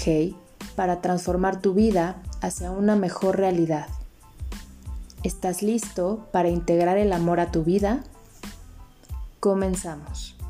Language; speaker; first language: Spanish; native; Spanish